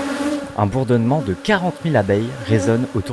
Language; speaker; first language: French; native; French